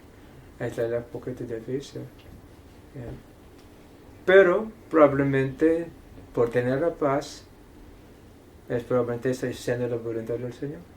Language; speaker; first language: Spanish; non-native, fluent; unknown